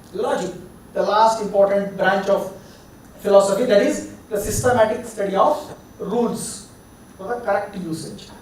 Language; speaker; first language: English; non-native, local second language; Kannada